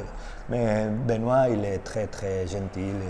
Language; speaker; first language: French; non-native, learner; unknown